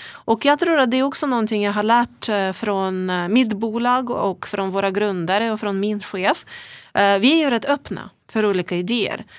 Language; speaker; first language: Swedish; non-native, fluent; Russian